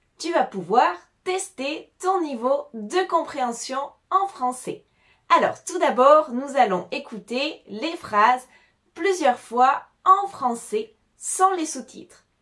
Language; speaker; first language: French; native; French